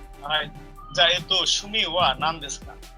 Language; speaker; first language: Japanese; non-native, fluent; Bangla